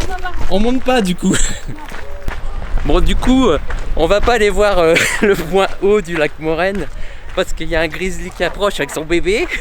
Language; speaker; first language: French; native; French